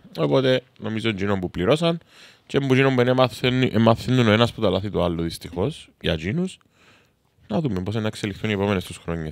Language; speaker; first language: Greek; native; Greek